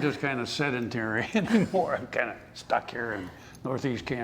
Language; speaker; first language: English; native; English